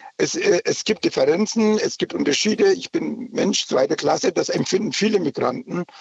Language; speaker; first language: German; early bilingual, other home language; Turkish